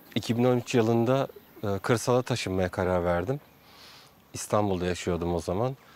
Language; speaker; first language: Turkish; native; Turkish